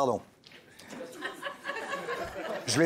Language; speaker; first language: French; native; French